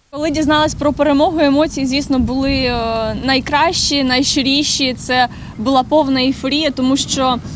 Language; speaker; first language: Ukrainian; native; Ukrainian